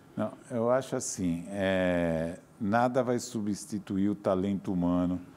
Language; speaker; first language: Portuguese; native; Portuguese